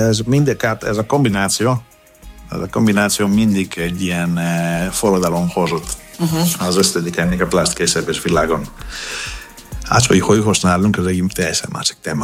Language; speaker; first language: Hungarian; non-native, fluent; Greek